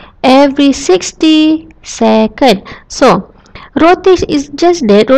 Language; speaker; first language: English; non-native, local second language; Malay